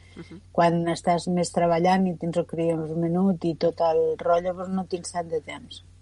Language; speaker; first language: Catalan; native; Catalan